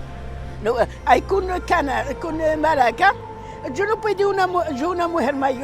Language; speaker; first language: Spanish; non-native, learner; Arabic